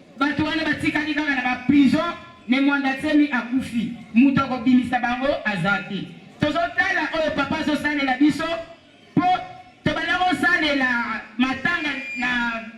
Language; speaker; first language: Lingala; non-native, local second language; Kongo